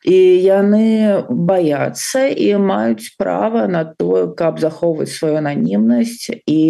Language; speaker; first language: Belarusian; non-native, local second language; Russian